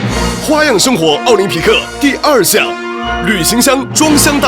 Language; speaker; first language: Chinese; native; Chinese